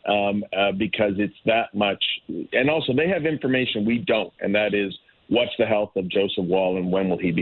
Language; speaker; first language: English; native; English